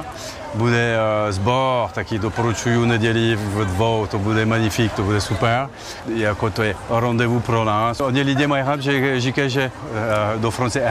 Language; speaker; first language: Czech; non-native, learner; French